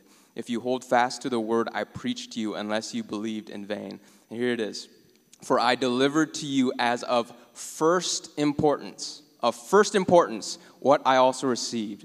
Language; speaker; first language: English; native; English